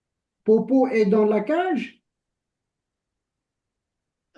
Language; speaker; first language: French; non-native, local second language; Arabic